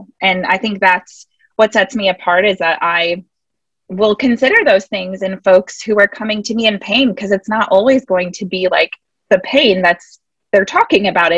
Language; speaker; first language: English; native; English